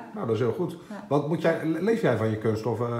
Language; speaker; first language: Dutch; native; Dutch